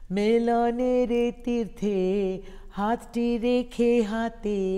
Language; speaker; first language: Bangla; non-native, learner; Tamil